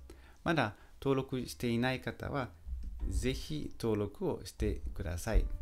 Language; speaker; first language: Japanese; non-native, fluent; French